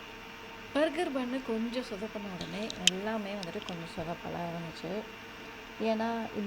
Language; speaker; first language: Tamil; native; Tamil